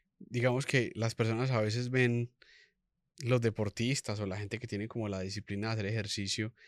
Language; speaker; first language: Spanish; native; Spanish